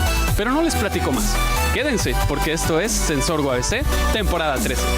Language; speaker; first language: Spanish; native; Spanish